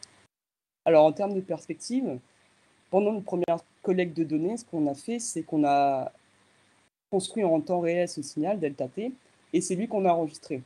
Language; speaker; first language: French; native; French